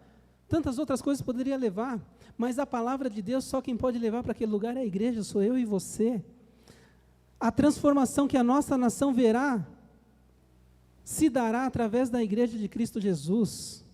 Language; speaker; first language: Portuguese; native; Portuguese